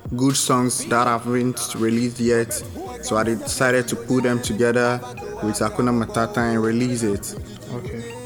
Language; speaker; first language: English; non-native, local second language; Ewe